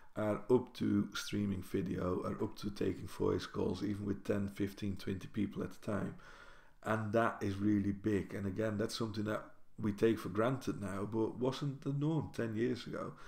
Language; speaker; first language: English; non-native, fluent; Dutch